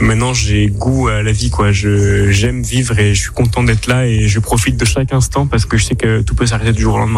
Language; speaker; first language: French; native; French